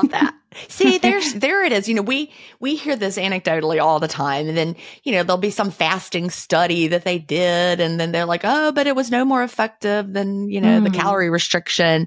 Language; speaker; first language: English; native; English